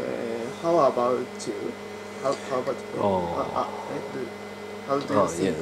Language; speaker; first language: English; non-native, learner; Japanese